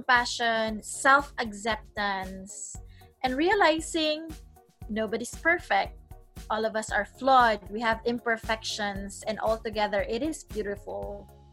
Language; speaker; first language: English; non-native, local second language; Cebuano